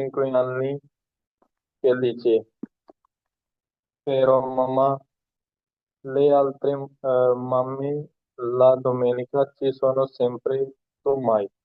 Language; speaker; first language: Italian; non-native, learner; Hindi